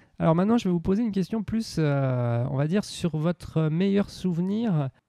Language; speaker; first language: French; native; French